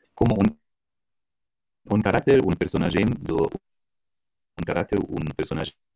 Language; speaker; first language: Portuguese; non-native, learner; Arabic